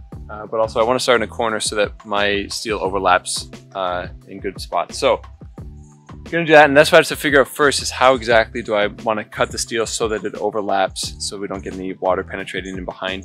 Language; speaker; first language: English; native; English